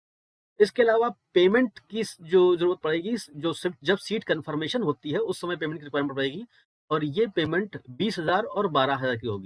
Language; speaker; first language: Hindi; native; Hindi